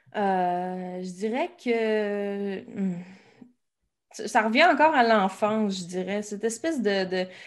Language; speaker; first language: French; native; French